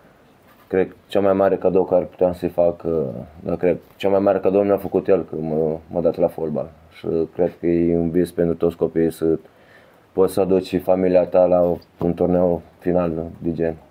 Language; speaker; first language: Romanian; early bilingual, heritage; Romanian